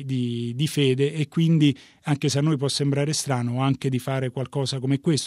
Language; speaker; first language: Italian; native; Italian